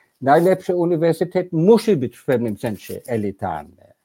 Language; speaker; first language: Polish; non-native, fluent; English